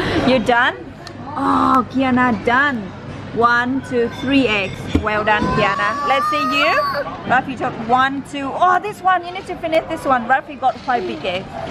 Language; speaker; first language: English; non-native, fluent; Vietnamese